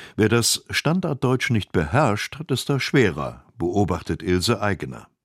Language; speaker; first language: German; native; German